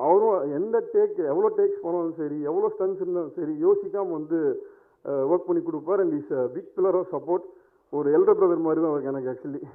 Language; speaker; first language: Tamil; native; Tamil